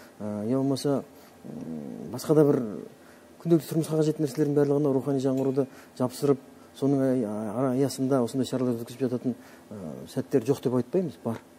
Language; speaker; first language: Kazakh; native; Kazakh